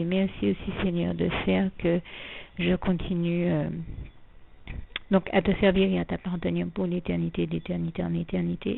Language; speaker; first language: French; native; French